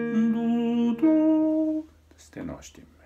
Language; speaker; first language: German; non-native, fluent; Japanese